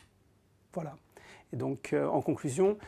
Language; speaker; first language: French; native; French